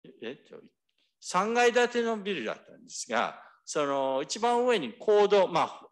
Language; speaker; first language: Japanese; early bilingual, other home language; English